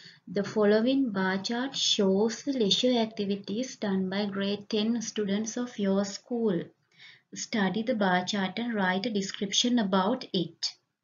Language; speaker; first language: English; non-native, local second language; Sinhala